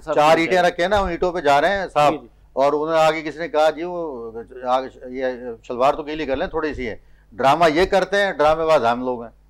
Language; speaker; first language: Urdu; native; Urdu